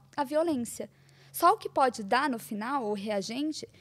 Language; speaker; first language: Portuguese; native; Portuguese